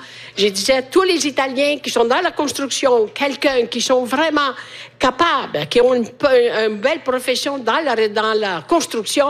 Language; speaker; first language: French; non-native, fluent; Italian